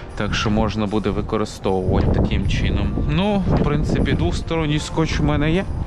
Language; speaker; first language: Ukrainian; non-native, local second language; Russian